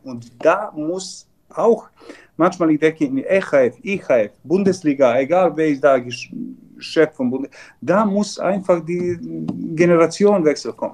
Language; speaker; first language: German; non-native, learner; Serbian